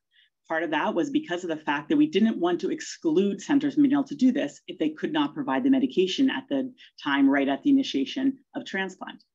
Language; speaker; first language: English; native; English